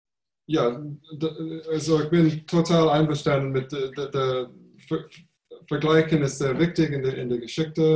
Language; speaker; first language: German; non-native, fluent; English